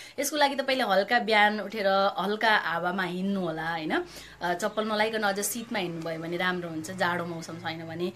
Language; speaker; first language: Nepali; native; Nepali